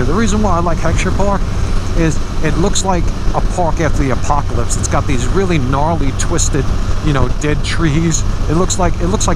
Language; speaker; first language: English; native; English